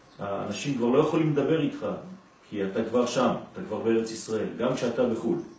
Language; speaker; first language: Hebrew; non-native, fluent; French